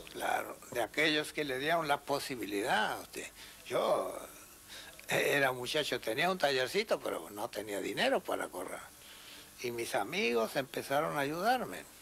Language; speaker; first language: Spanish; native; Spanish